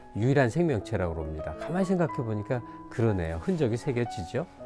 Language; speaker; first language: Korean; native; Korean